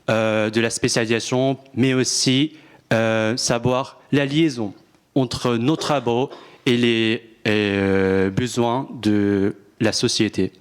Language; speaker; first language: French; non-native, fluent; Japanese